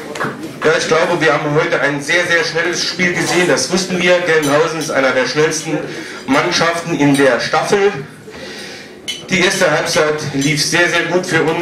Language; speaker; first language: German; native; German